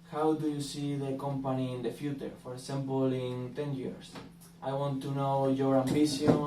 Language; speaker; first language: English; non-native, learner; Spanish